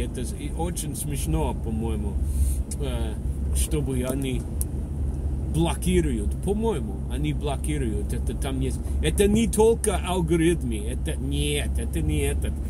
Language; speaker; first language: Russian; non-native, fluent; English